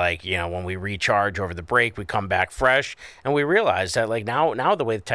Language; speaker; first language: English; native; English